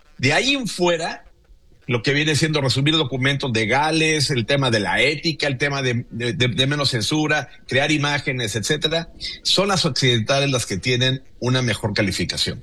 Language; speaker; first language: Spanish; native; Spanish